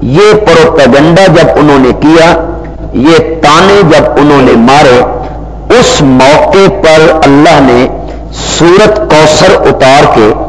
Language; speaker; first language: Urdu; non-native, local second language; Punjabi